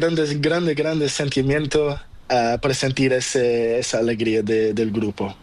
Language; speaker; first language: Spanish; non-native, learner; Portuguese